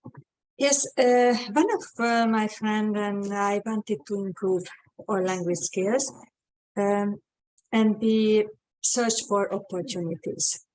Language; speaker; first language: English; non-native, fluent; Hungarian